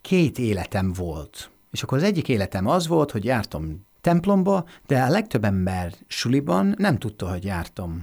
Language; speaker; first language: Hungarian; non-native, fluent; English